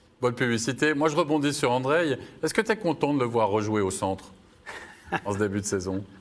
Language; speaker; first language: French; native; French